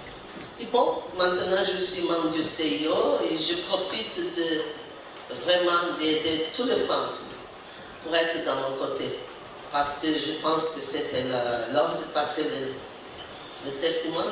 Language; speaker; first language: French; non-native, learner; Portuguese